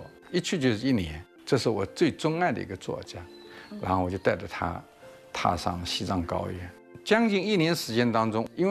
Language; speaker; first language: Chinese; non-native, local second language; Wu Chinese